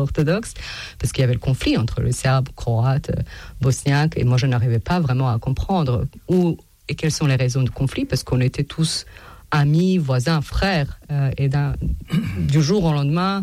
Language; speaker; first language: French; non-native, fluent; Serbian